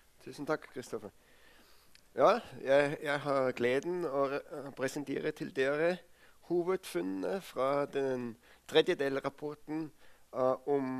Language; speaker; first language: Norwegian; non-native, fluent; German